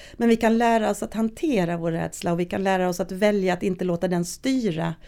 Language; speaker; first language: Swedish; native; Swedish